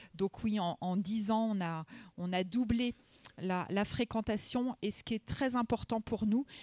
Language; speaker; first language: French; native; French